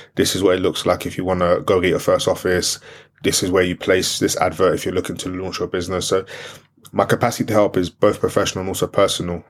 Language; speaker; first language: English; non-native, local second language; French